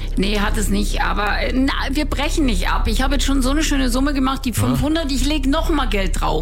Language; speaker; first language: German; native; German